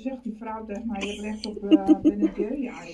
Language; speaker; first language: Dutch; native; Dutch